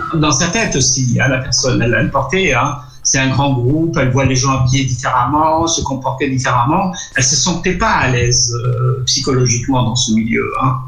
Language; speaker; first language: French; non-native, local second language; Arabic